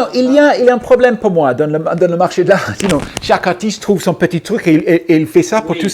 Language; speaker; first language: French; non-native, fluent; English